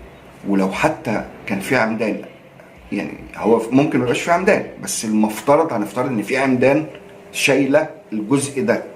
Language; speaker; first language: Arabic; native; Arabic